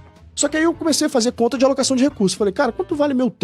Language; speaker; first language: Portuguese; native; Portuguese